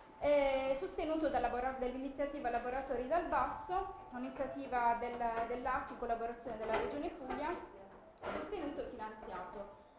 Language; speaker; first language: Italian; native; Italian